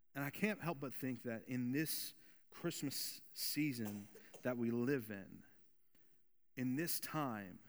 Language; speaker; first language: English; native; English